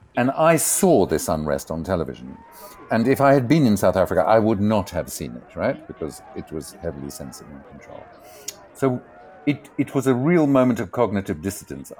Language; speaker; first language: English; native; English